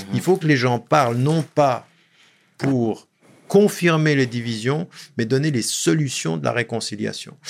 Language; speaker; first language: French; native; French